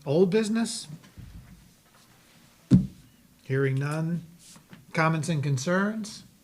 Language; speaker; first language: English; native; English